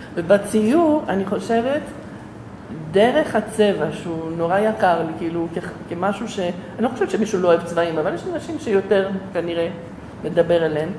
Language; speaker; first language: Hebrew; non-native, fluent; English